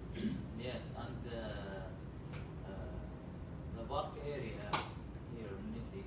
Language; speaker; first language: English; non-native, learner; Arabic